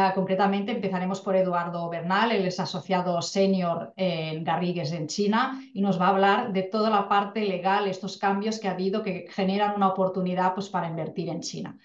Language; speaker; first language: Spanish; non-native, local second language; Catalan